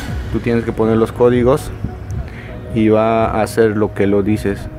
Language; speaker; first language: Spanish; native; Spanish